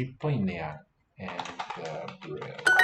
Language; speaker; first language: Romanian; non-native, learner; English